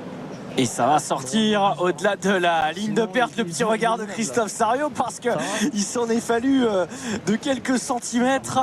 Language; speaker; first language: French; native; French